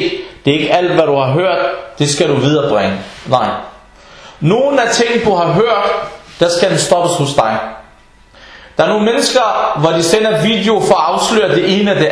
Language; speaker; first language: Danish; early bilingual, other home language; Arabic